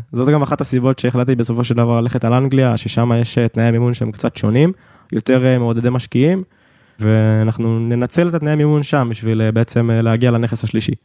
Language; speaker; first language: Hebrew; native; Hebrew